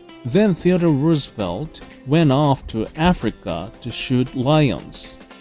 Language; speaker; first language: English; non-native, fluent; Japanese